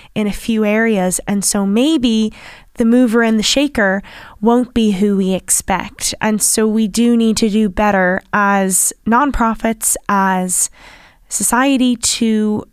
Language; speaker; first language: English; native; English